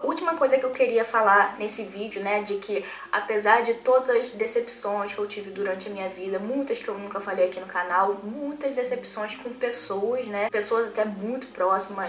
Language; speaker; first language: Portuguese; native; Portuguese